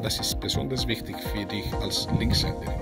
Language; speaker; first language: German; non-native, fluent; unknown